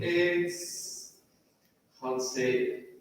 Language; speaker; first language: English; non-native, learner; Portuguese